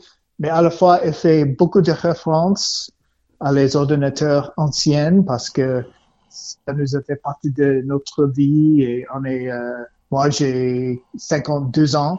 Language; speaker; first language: French; non-native, learner; English